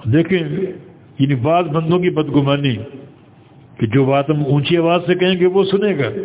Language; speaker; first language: Urdu; native; Urdu